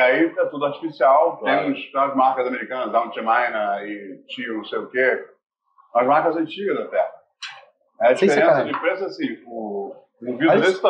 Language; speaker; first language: Portuguese; native; Portuguese